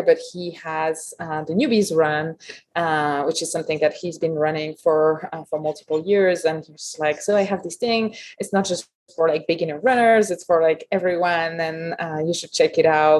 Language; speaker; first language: English; non-native, fluent; French